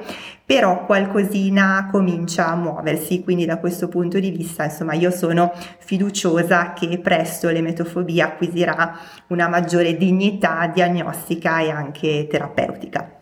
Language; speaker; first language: Italian; native; Italian